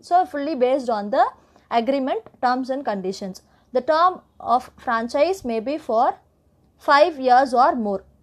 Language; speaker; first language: English; non-native, local second language; Tamil